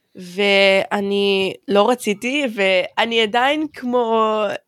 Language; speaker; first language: Hebrew; early bilingual, other home language; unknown